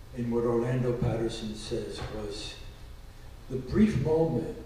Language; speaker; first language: English; native; English